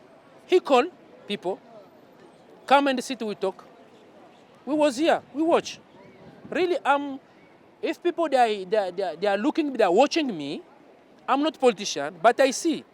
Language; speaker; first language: English; non-native, learner; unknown